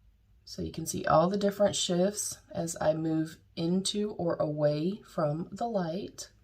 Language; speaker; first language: English; native; English